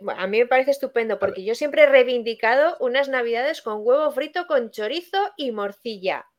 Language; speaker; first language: Spanish; native; Spanish